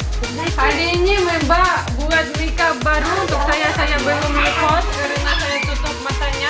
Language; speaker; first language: Indonesian; non-native, learner; Russian